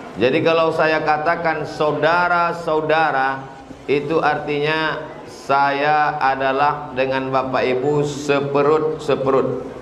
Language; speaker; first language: Indonesian; native; Indonesian